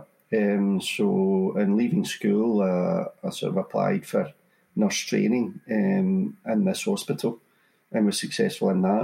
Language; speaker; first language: English; native; English